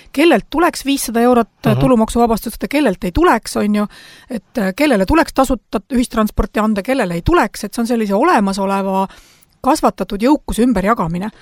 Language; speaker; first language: Estonian; native; Estonian